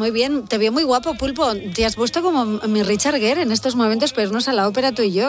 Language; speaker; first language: Spanish; native; Spanish